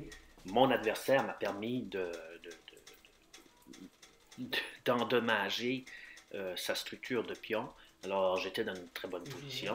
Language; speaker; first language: French; native; French